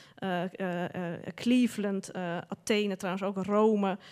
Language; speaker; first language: Dutch; native; Dutch